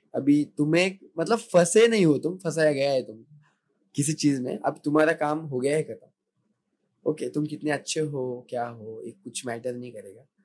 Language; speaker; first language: Hindi; non-native, local second language; Marathi